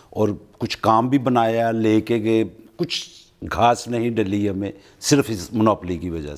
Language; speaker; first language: Urdu; non-native, local second language; Punjabi